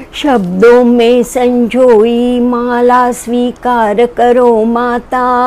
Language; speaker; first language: Hindi; non-native, local second language; Marathi